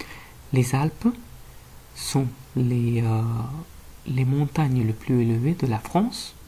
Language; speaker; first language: French; non-native, fluent; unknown